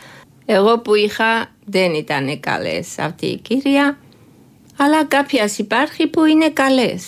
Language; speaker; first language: Greek; non-native, learner; Georgian